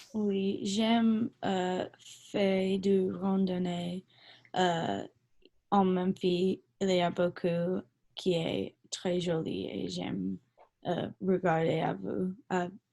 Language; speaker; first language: French; non-native, learner; English